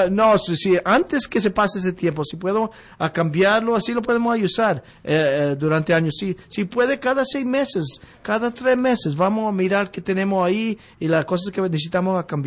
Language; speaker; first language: Spanish; early bilingual, heritage; Spanish